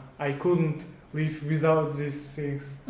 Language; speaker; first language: English; non-native, learner; Kazakh